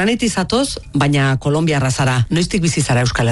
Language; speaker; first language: Basque; native; Basque